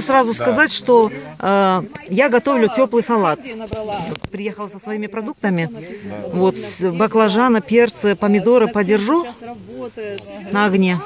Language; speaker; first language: Russian; native; Russian